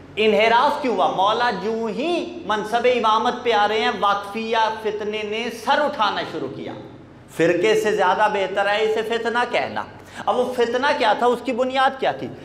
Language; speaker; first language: Urdu; non-native, local second language; Punjabi